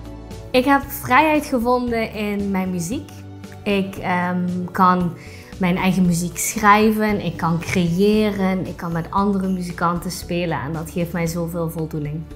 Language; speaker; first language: Dutch; early bilingual, other home language; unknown